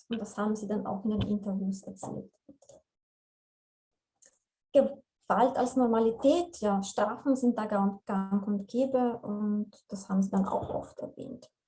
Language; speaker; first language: German; non-native, fluent; Slovenian